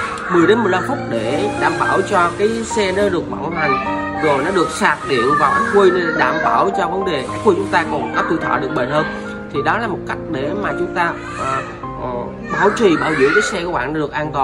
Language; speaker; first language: Vietnamese; native; Vietnamese